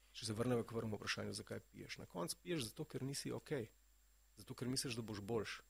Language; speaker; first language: Slovenian; native; Slovenian